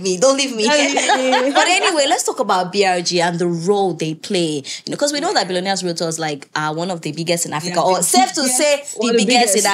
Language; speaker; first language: English; native; English